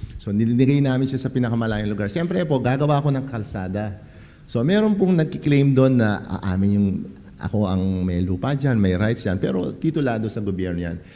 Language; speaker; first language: Filipino; non-native, local second language; Pampanga